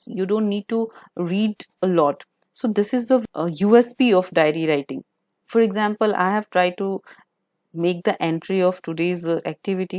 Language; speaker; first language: English; non-native, local second language; Hindi